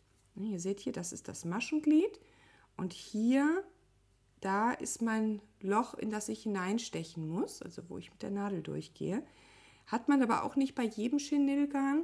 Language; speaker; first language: German; native; German